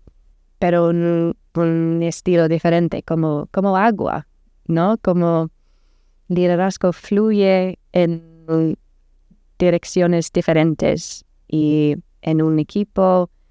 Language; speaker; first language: Spanish; non-native, learner; English